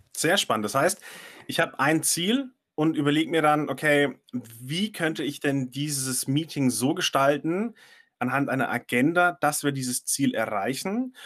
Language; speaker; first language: German; non-native, fluent; Chinese